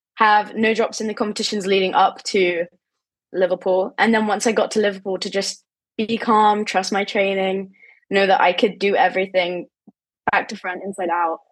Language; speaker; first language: English; native; English